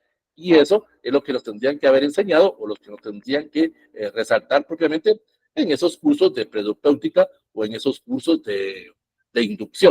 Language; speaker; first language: Spanish; native; Spanish